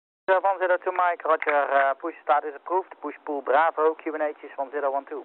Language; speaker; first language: English; non-native, fluent; Dutch